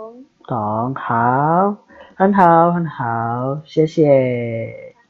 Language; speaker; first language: Chinese; non-native, learner; Indonesian